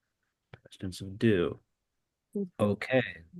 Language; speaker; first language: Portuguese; non-native, learner; English